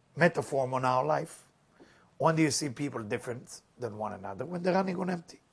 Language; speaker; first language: English; non-native, fluent; Hebrew